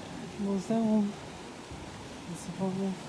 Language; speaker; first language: Polish; native; Polish